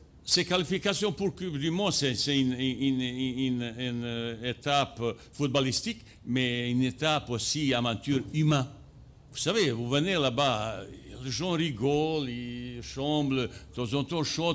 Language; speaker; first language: French; non-native, fluent; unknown